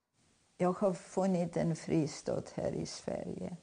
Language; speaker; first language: Swedish; non-native, fluent; Polish